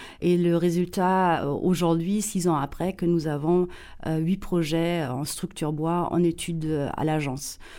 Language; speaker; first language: French; non-native, fluent; German